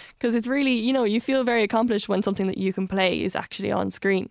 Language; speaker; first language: English; native; English